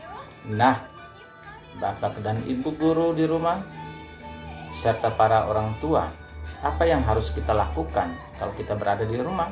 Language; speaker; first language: Indonesian; native; Indonesian